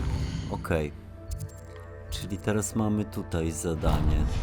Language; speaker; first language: Polish; native; Polish